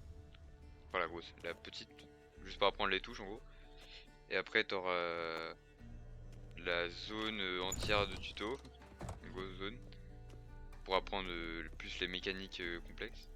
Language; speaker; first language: French; native; French